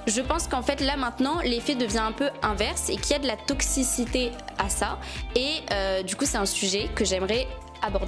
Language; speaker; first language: French; native; French